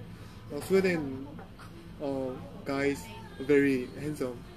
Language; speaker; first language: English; non-native, learner; Korean